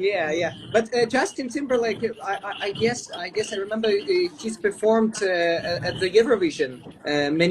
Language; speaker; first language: English; non-native, fluent; Ukrainian